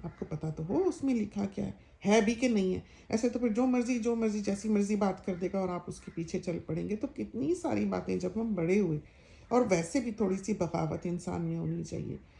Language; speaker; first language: Urdu; native; Urdu